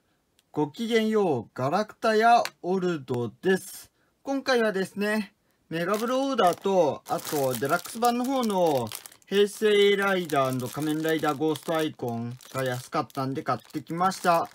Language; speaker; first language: Japanese; native; Japanese